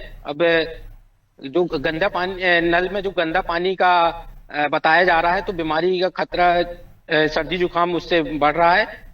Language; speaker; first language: Hindi; native; Hindi